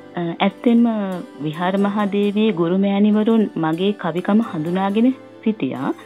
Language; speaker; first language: Sinhala; non-native, local second language; Tamil